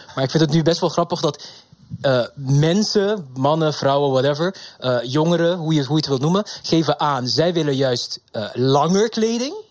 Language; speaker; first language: Dutch; non-native, local second language; Papiamento